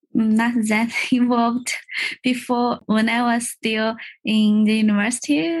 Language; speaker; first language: English; non-native, learner; Chinese